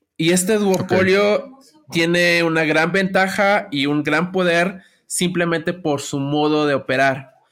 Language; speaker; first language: Spanish; native; Spanish